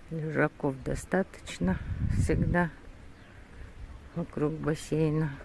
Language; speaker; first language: Russian; native; Russian